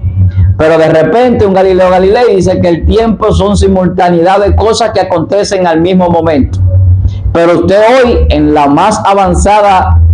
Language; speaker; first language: Spanish; native; Spanish